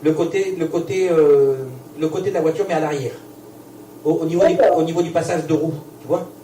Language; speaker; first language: French; native; French